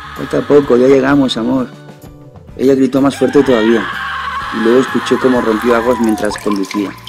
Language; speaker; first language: Spanish; native; Spanish